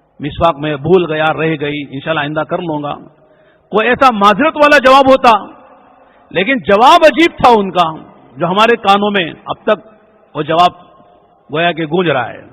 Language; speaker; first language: Urdu; native; Urdu